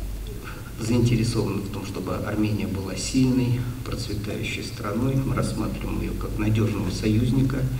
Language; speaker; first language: Russian; native; Russian